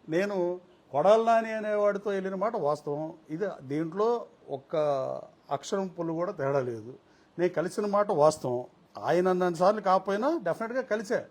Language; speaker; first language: Telugu; native; Telugu